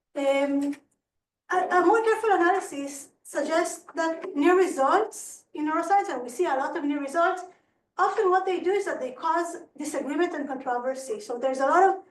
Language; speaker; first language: English; non-native, fluent; Hebrew